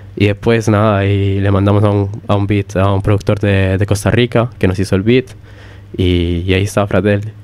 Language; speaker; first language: Spanish; early bilingual, heritage; Italian